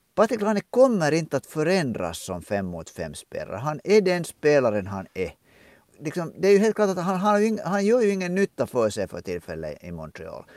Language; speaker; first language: Swedish; native; Swedish